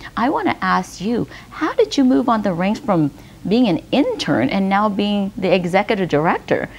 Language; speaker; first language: English; early bilingual, other home language; Vietnamese